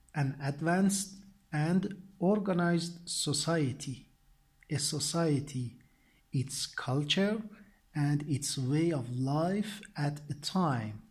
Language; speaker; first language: English; non-native, fluent; Persian